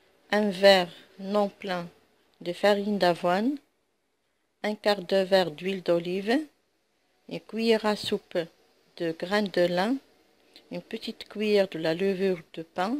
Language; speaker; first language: French; non-native, local second language; Arabic